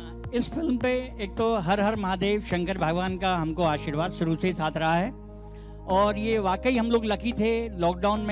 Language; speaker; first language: Hindi; native; Hindi